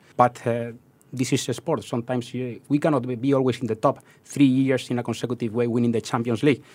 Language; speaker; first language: English; non-native, fluent; Spanish